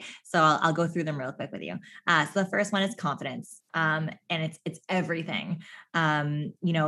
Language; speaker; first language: English; native; English